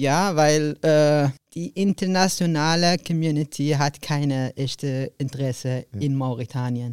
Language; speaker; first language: German; non-native, learner; Arabic